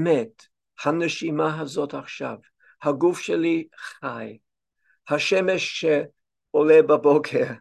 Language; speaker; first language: Hebrew; non-native, fluent; English